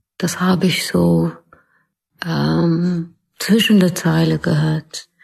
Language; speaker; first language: German; non-native, fluent; Arabic